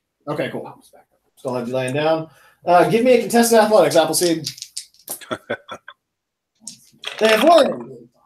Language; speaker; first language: English; native; English